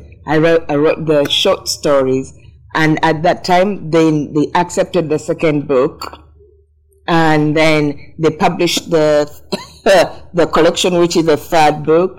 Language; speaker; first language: English; non-native, local second language; Ganda